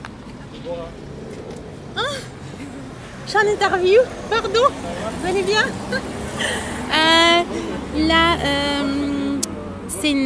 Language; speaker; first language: French; native; French